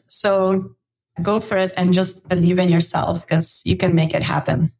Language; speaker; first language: English; non-native, fluent; Dutch